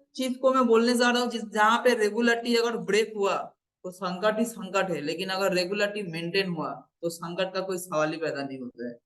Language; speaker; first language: Hindi; non-native, local second language; Bangla